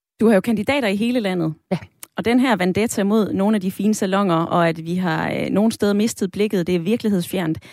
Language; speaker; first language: Danish; native; Danish